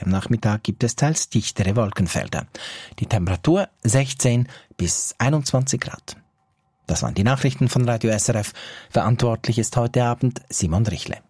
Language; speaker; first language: German; native; German